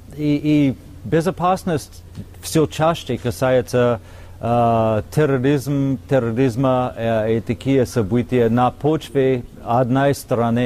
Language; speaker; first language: Russian; non-native, fluent; English